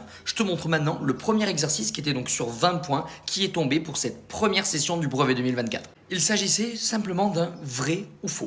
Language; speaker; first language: French; native; French